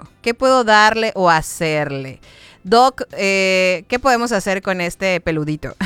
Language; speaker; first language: Spanish; native; Spanish